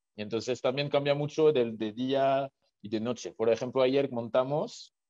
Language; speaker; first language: Spanish; non-native, fluent; French